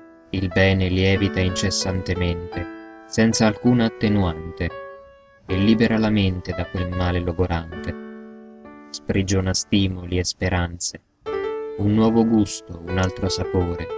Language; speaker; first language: Italian; native; Italian